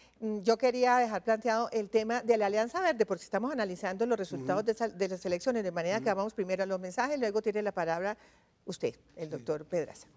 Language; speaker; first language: Spanish; native; Spanish